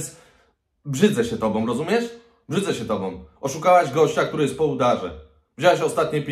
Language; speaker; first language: Polish; native; Polish